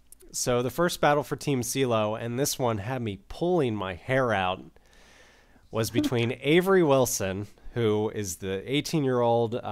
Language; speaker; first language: English; native; English